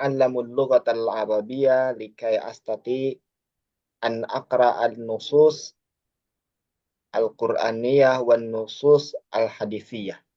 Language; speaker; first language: Arabic; non-native, fluent; Indonesian